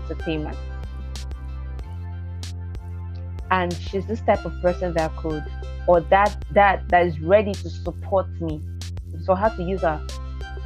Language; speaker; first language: English; non-native, local second language; Igbo